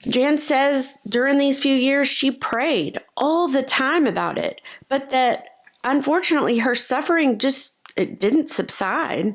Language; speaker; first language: English; native; English